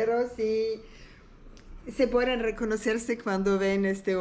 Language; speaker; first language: Spanish; non-native, learner; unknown